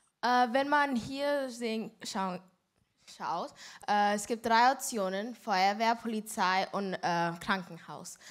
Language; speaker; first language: German; non-native, learner; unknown